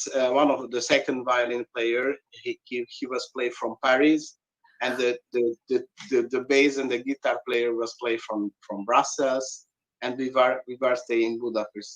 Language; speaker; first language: English; non-native, learner; Hungarian